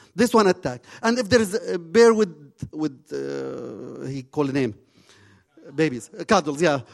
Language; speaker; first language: English; non-native, fluent; Arabic